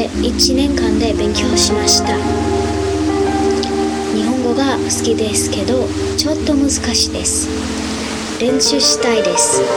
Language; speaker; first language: Japanese; non-native, learner; English